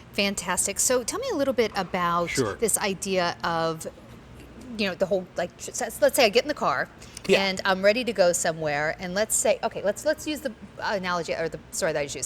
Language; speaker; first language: English; native; English